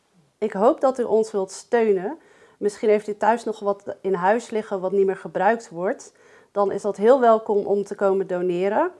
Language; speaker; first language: Dutch; native; Dutch